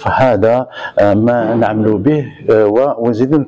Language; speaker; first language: Arabic; native; Arabic